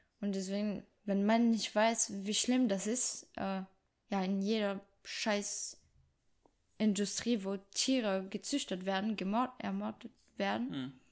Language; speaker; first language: German; non-native, fluent; French